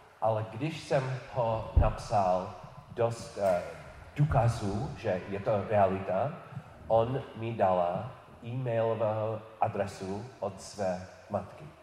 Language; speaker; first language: Czech; non-native, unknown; English